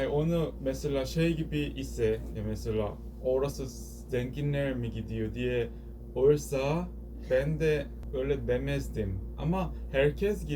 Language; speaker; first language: Turkish; non-native, learner; Korean